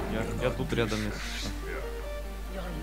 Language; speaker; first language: Russian; native; Russian